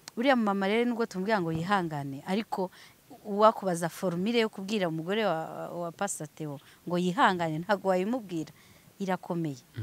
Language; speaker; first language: Kinyarwanda; early bilingual, heritage; Swahili